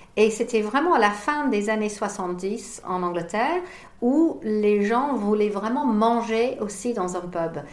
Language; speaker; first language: French; non-native, fluent; English